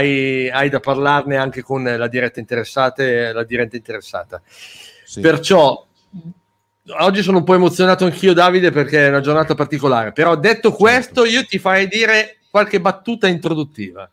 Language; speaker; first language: Italian; native; Italian